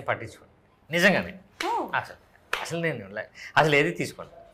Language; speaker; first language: Telugu; native; Telugu